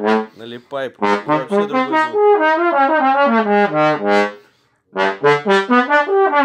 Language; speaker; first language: Russian; native; Russian